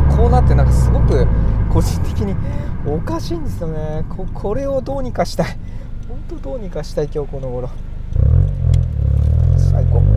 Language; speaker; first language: Japanese; native; Japanese